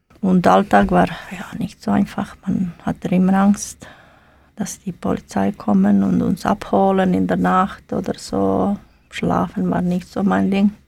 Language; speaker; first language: German; non-native, learner; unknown